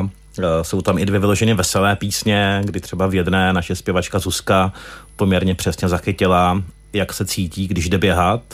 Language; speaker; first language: Czech; native; Czech